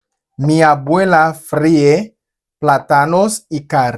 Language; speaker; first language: Spanish; non-native, fluent; Haitian Creole